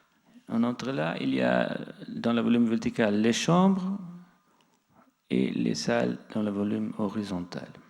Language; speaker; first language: French; non-native, fluent; Portuguese